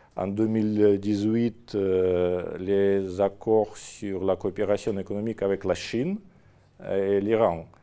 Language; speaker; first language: French; non-native, fluent; Russian